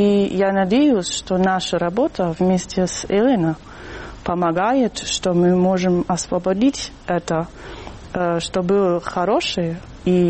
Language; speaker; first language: Russian; non-native, fluent; German